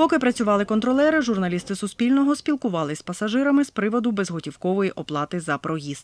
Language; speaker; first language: Ukrainian; native; Ukrainian